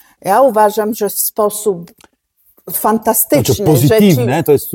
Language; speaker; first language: Polish; non-native, fluent; Italian